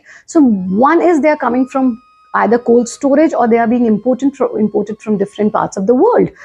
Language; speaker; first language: English; non-native, local second language; Hindi